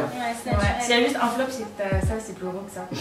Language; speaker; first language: French; native; French